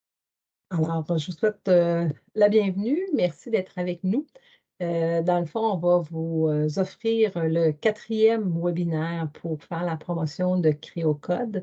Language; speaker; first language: French; native; French